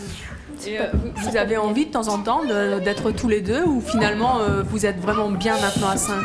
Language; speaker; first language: French; native; French